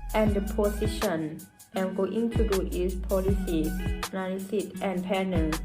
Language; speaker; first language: English; non-native, fluent; Thai